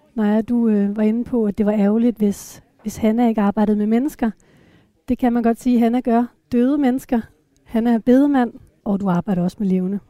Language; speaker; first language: Danish; native; Danish